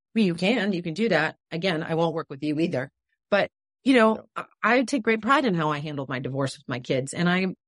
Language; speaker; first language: English; native; English